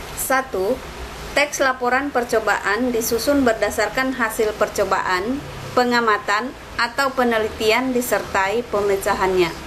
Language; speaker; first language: Indonesian; native; Indonesian